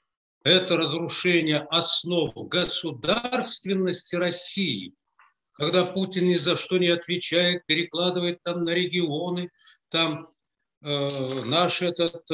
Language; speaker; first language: Russian; native; Russian